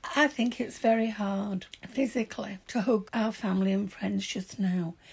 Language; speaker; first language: English; native; English